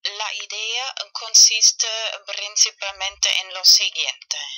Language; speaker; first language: Spanish; non-native, fluent; German